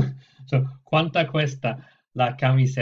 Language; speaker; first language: Spanish; non-native, fluent; English